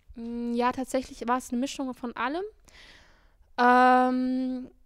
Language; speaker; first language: German; native; German